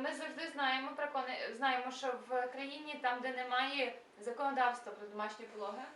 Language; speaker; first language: Ukrainian; native; Ukrainian